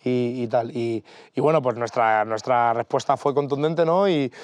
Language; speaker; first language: Spanish; native; Spanish